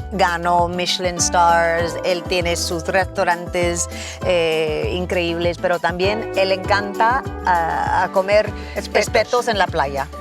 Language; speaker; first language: Spanish; non-native, fluent; English